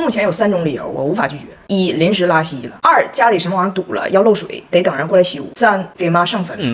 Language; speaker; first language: Chinese; native; Chinese